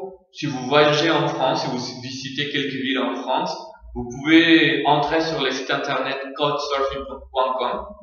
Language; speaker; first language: French; non-native, fluent; Spanish